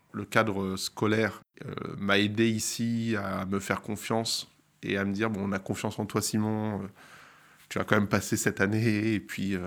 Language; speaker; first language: French; native; French